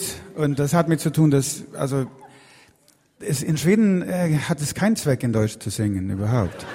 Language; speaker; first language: German; non-native, fluent; Swedish